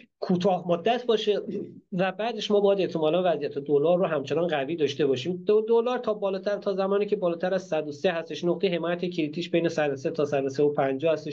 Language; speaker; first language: Persian; native; Persian